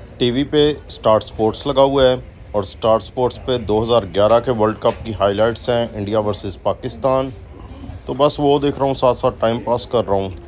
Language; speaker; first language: Urdu; native; Urdu